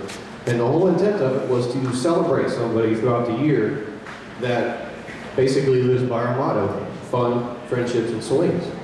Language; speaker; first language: English; native; English